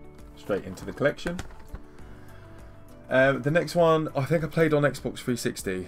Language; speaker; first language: English; native; English